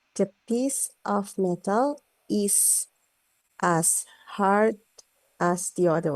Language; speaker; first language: English; non-native, learner; Indonesian